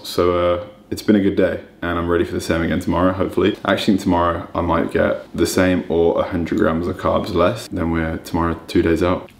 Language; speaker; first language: English; native; English